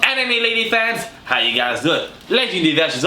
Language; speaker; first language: English; native; English